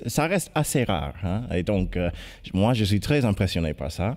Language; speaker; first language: French; non-native, fluent; English